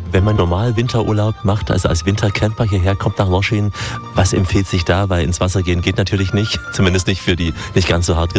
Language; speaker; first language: German; native; German